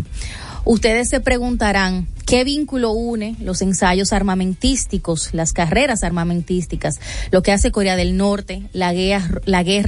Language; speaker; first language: Spanish; native; Spanish